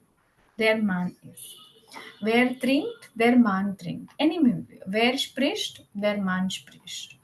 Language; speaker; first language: German; non-native, fluent; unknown